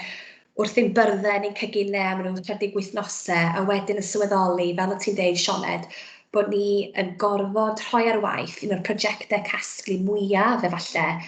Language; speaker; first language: Welsh; native; Welsh